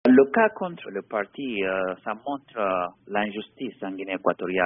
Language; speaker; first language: French; non-native, fluent; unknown